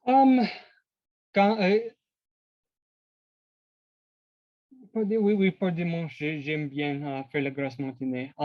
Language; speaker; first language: French; non-native, learner; English